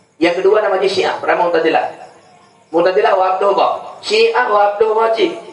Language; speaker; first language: Malay; non-native, local second language; Achinese